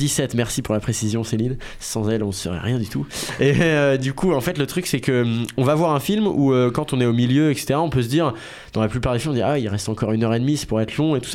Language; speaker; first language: French; native; French